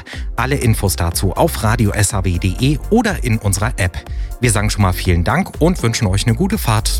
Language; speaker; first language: German; native; German